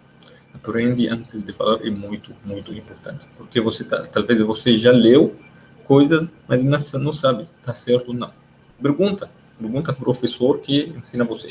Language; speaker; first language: Portuguese; non-native, learner; Arabic